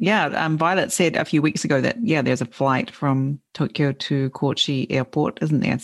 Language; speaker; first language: English; native; English